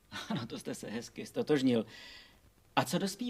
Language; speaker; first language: Czech; native; Czech